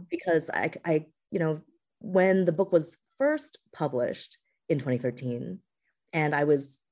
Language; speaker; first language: English; native; English